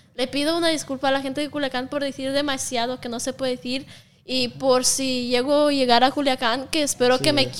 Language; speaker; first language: Spanish; non-native, fluent; Russian